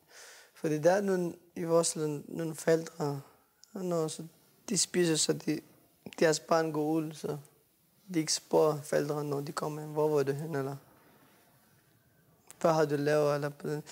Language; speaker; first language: Danish; non-native, learner; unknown